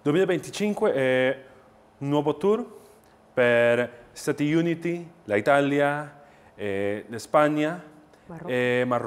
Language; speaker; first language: Italian; non-native, learner; Spanish